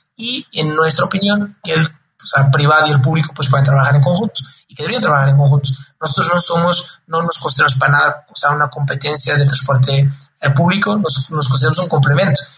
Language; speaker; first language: Spanish; non-native, fluent; Portuguese